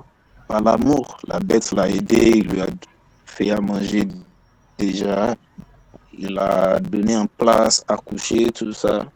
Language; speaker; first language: French; non-native, learner; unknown